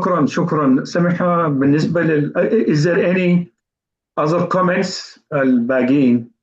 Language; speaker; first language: Arabic; native; Arabic